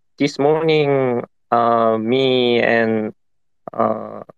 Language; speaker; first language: English; non-native, fluent; Korean